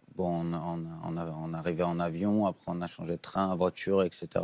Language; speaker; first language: French; non-native, fluent; Persian